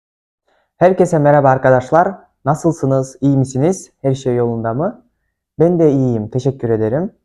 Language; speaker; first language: Turkish; non-native, fluent; Kyrgyz